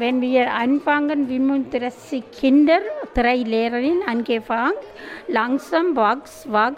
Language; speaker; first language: German; non-native, learner; Tamil